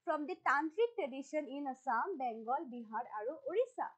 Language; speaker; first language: English; non-native, local second language; Assamese